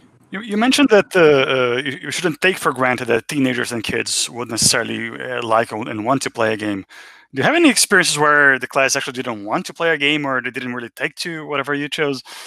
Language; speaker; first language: English; non-native, fluent; Portuguese